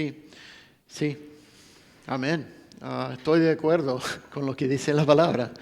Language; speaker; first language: Spanish; non-native, fluent; English